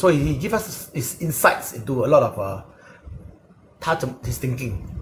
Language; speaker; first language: English; non-native, local second language; Chinese